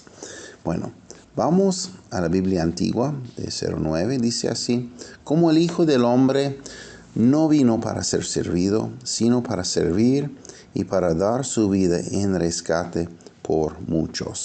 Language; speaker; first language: Spanish; non-native, fluent; English